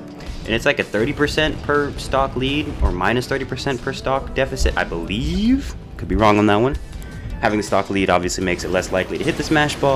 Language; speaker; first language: English; native; English